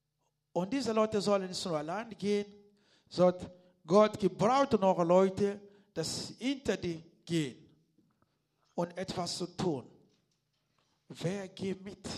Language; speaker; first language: German; non-native, learner; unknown